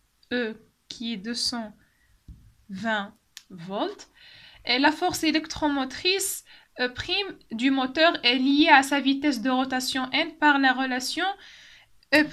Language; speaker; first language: French; non-native, local second language; Arabic